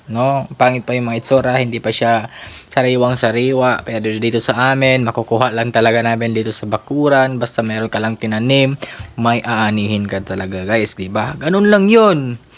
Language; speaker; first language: Filipino; non-native, local second language; Cebuano